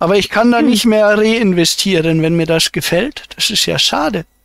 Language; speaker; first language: German; native; German